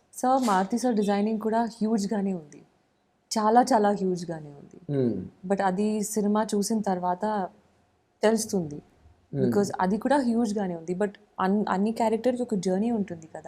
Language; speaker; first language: Telugu; non-native, learner; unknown